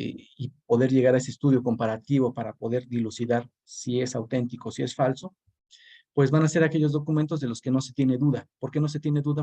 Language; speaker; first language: Spanish; native; Spanish